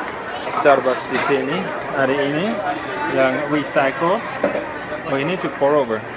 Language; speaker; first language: Indonesian; non-native, fluent; English